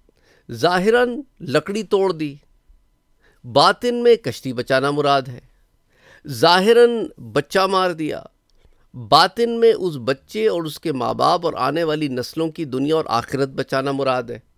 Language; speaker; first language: Urdu; native; Urdu